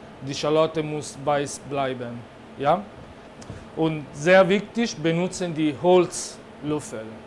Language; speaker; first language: German; non-native, learner; Italian